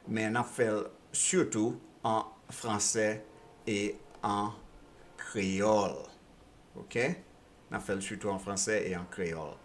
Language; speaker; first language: French; non-native, local second language; Haitian Creole